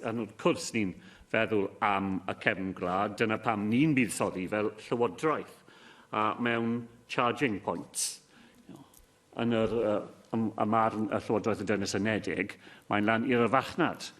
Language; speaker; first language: Welsh; non-native, local second language; English